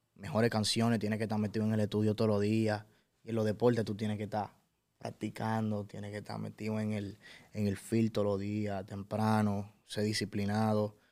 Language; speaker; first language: Spanish; native; Spanish